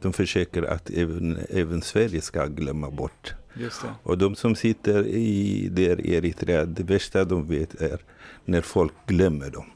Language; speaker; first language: Swedish; non-native, fluent; Tigrinya